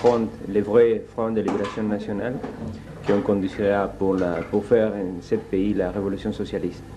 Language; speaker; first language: French; non-native, fluent; Spanish